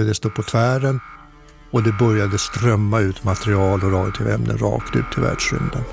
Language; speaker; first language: Swedish; native; Swedish